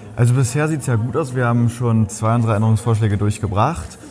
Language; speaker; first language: German; native; German